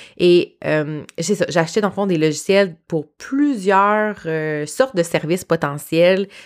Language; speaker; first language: French; native; French